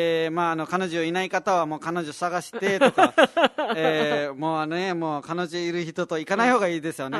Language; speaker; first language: Japanese; non-native, fluent; Nepali